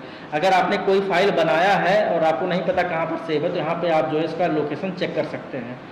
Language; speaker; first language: Hindi; native; Hindi